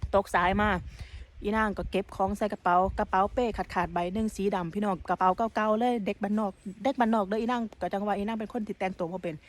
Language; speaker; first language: Thai; native; Thai